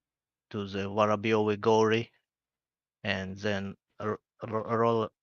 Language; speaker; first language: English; non-native, learner; Russian